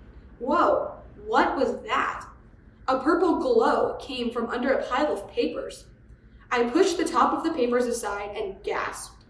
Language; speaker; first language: English; native; English